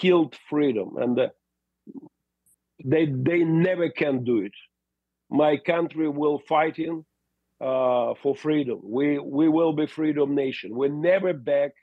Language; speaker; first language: English; non-native, learner; Russian